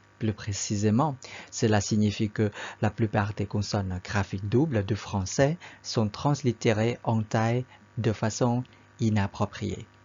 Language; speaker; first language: French; non-native, fluent; Thai